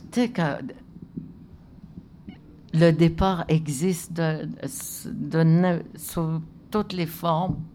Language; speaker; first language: French; non-native, local second language; Innu-aimun